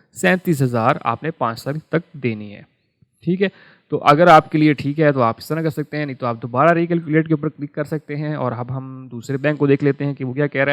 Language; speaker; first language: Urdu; non-native, local second language; Punjabi